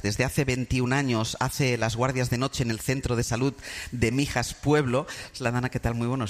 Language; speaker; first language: Spanish; native; Spanish